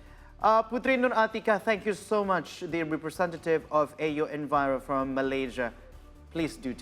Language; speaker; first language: English; non-native, fluent; Indonesian